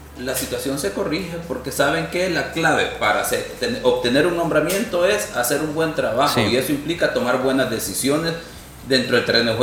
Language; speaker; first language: Spanish; native; Spanish